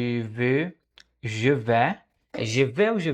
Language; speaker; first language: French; non-native, learner; Portuguese